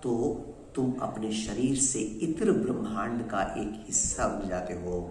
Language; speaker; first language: Hindi; non-native, local second language; Kannada